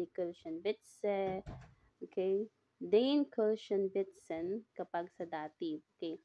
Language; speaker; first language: German; non-native, fluent; Filipino